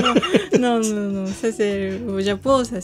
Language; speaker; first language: French; non-native, learner; Japanese